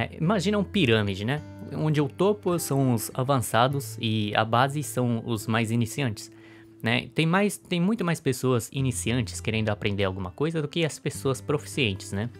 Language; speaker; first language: Portuguese; early bilingual, other home language; Japanese